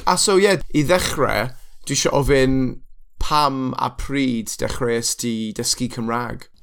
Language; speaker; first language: Welsh; non-native, local second language; English